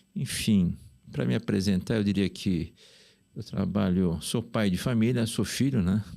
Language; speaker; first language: Portuguese; early bilingual, other home language; Korean